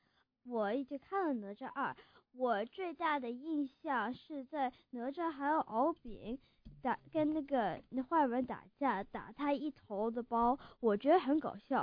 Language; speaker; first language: Chinese; early bilingual, heritage; English